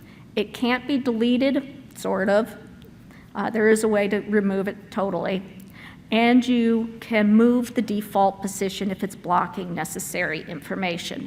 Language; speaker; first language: English; native; English